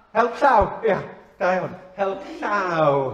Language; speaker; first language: Welsh; native; Welsh